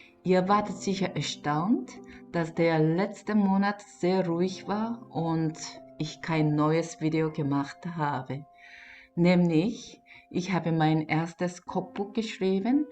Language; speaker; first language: German; non-native, fluent; Korean